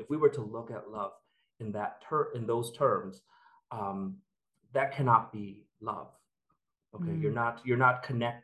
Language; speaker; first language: English; native; English